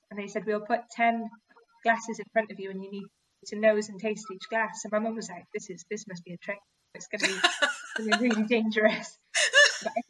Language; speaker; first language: English; native; English